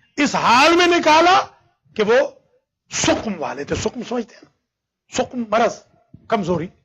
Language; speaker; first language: Urdu; native; Urdu